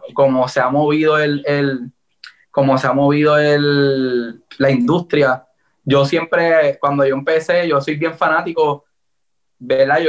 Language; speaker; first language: Spanish; native; Spanish